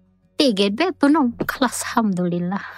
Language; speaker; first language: Arabic; non-native, learner; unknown